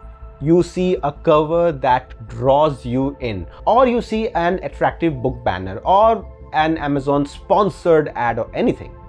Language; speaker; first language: English; non-native, local second language; Hindi